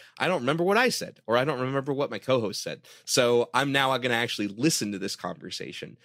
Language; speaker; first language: English; native; English